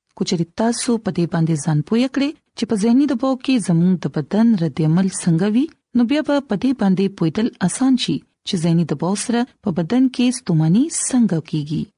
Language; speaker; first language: Pashto; non-native, local second language; Punjabi